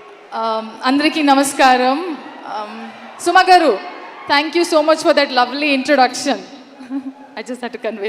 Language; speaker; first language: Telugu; non-native, learner; Kannada